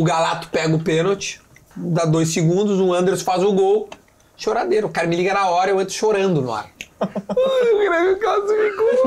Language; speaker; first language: Portuguese; native; Portuguese